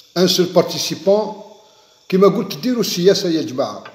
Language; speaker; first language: French; non-native, local second language; Arabic